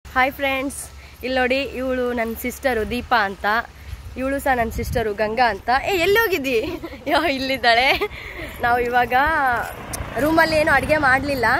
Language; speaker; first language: Kannada; non-native, local second language; Lambadi